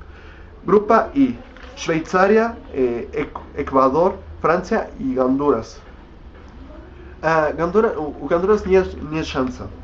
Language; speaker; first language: Russian; non-native, learner; Spanish